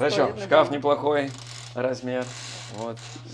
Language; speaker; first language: Russian; non-native, learner; English